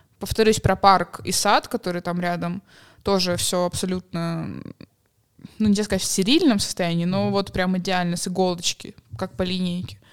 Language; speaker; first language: Russian; native; Russian